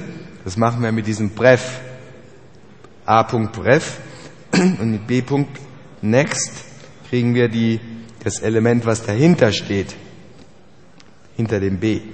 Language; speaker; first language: German; native; German